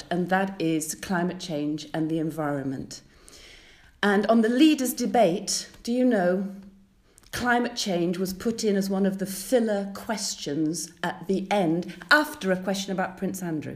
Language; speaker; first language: English; native; English